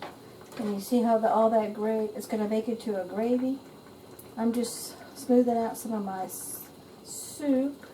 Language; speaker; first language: English; native; English